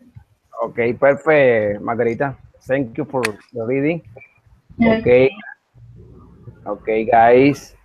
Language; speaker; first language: English; non-native, learner; Spanish